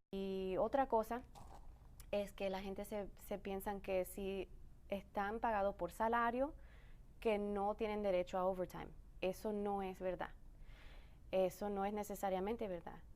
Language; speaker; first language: Spanish; early bilingual, other home language; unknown